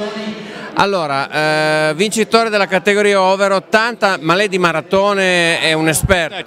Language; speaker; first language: Italian; native; Italian